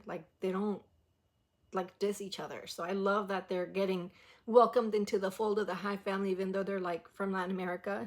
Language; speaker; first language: English; early bilingual, other home language; Spanish